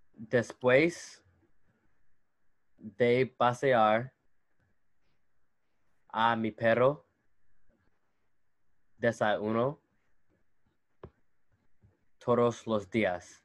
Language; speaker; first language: Spanish; non-native, learner; English